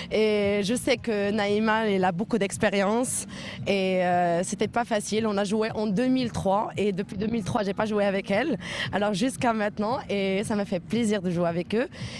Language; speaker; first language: French; non-native, local second language; Arabic